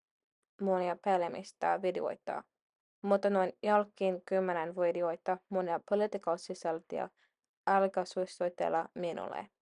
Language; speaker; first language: Finnish; non-native, learner; English